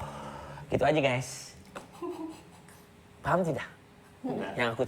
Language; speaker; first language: Indonesian; native; Indonesian